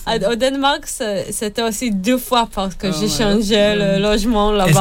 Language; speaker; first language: French; non-native, learner; Hebrew